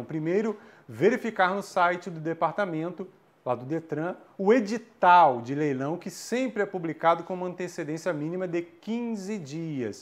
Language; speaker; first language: Portuguese; native; Portuguese